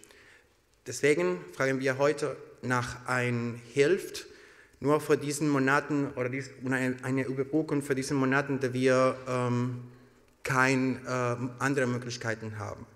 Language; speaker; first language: German; non-native, learner; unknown